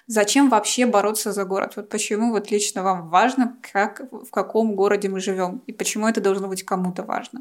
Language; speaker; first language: Russian; native; Russian